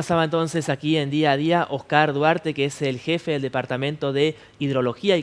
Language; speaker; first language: Spanish; native; Spanish